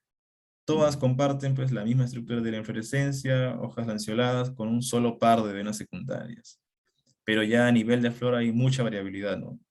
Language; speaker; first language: Spanish; native; Spanish